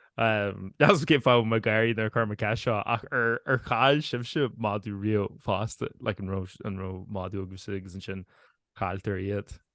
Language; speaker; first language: Irish; native; Irish